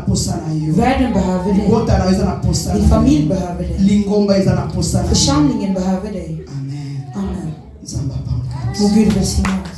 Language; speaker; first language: Swedish; non-native, learner; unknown